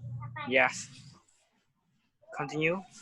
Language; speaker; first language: English; non-native, learner; Khmer